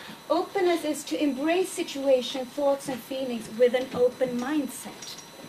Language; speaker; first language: English; non-native, fluent; Swedish